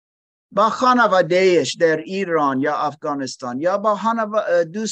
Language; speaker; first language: Persian; non-native, learner; English